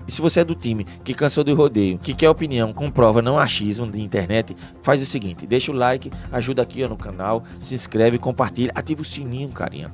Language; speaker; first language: Portuguese; native; Portuguese